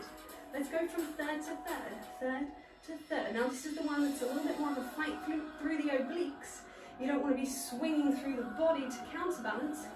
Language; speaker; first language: English; native; English